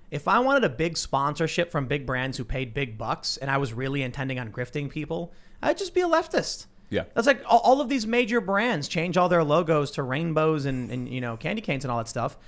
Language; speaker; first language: English; native; English